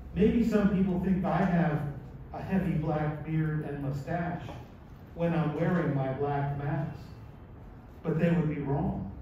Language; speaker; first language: English; native; English